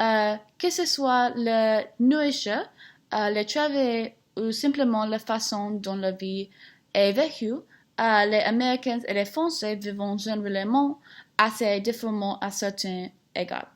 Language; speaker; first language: French; non-native, learner; English